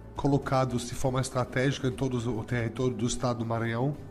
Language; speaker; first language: Portuguese; non-native, fluent; German